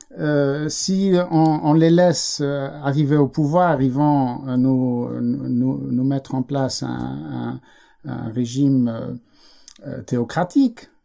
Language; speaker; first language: French; non-native, local second language; Arabic